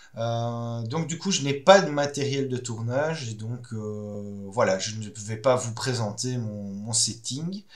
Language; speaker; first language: French; native; French